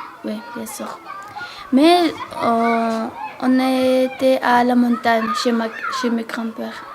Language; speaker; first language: French; non-native, learner; Georgian